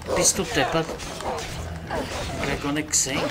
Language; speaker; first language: German; native; German